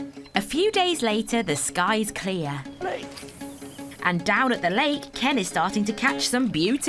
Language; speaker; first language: English; native; English